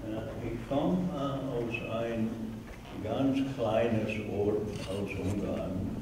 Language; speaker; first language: German; non-native, learner; Hungarian